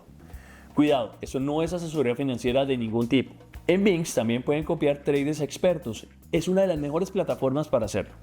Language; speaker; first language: Spanish; native; Spanish